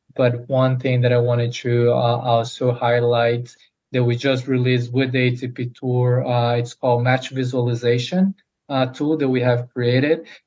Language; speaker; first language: English; non-native, fluent; Portuguese